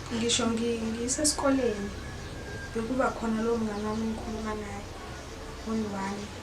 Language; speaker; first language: Zulu; non-native, local second language; Northern Sotho